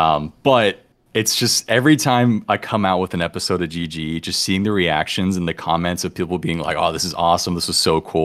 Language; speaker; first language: English; native; English